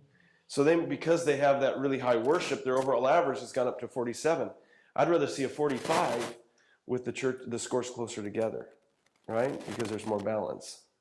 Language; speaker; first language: English; native; English